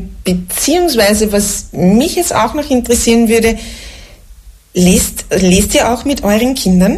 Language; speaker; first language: German; native; German